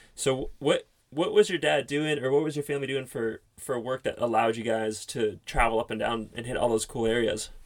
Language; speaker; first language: English; native; English